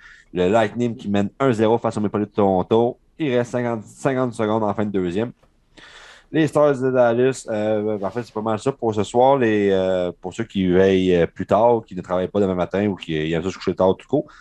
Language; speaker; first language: French; native; French